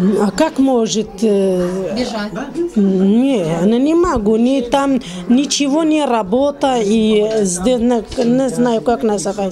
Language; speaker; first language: Russian; non-native, learner; Arabic